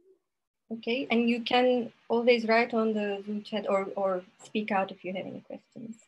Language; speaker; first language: English; non-native, fluent; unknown